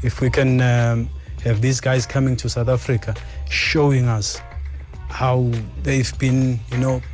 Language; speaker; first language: English; non-native, local second language; Zulu